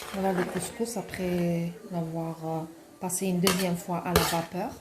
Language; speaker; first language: French; non-native, local second language; Arabic